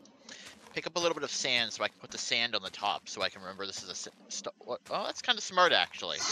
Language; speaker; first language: English; native; English